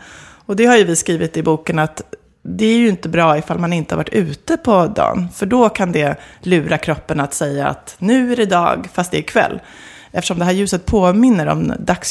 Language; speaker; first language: Swedish; native; Swedish